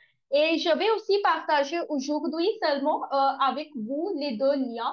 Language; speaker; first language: French; non-native, learner; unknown